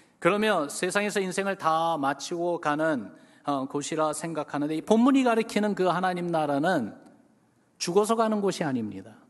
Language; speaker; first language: Korean; early bilingual, other home language; English